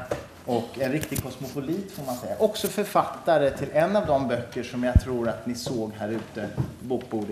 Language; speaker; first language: Swedish; native; Swedish